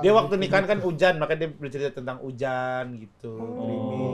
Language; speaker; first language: Indonesian; native; Indonesian